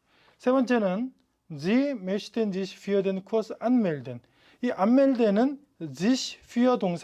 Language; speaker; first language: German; non-native, fluent; Korean